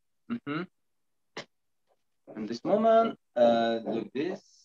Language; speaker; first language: English; non-native, learner; Spanish